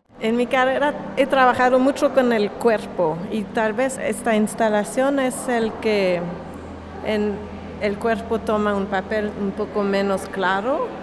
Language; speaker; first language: Spanish; non-native, fluent; French